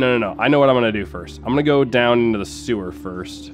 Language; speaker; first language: English; native; English